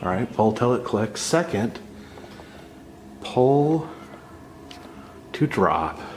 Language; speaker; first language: English; native; English